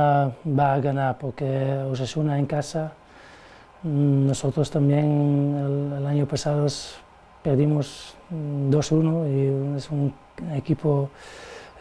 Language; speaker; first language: Spanish; non-native, learner; Dutch